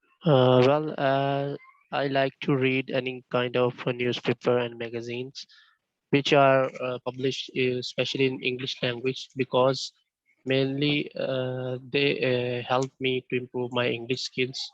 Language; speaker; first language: English; non-native, learner; Bangla